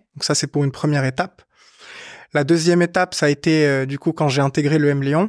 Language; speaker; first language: French; non-native, local second language; Arabic